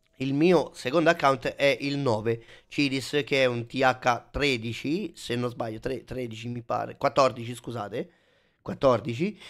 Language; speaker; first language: Italian; native; Italian